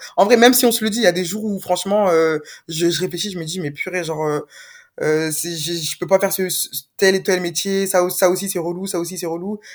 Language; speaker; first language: French; native; French